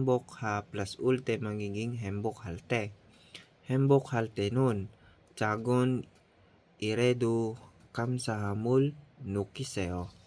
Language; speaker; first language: Korean; non-native, fluent; Filipino